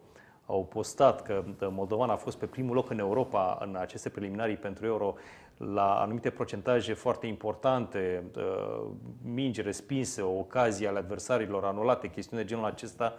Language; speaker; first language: Romanian; native; Romanian